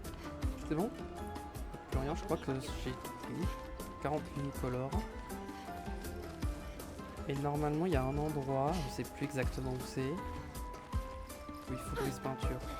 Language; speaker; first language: French; native; French